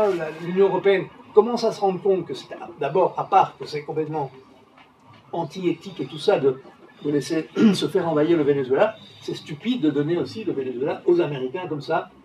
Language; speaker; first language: French; native; French